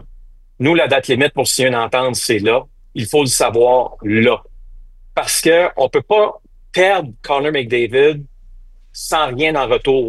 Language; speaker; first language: French; native; French